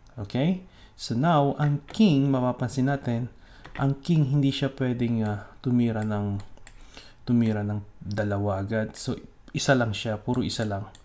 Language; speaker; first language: Filipino; native; Filipino